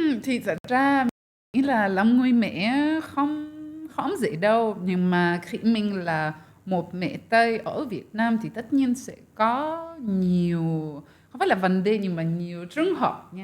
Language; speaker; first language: Vietnamese; non-native, fluent; French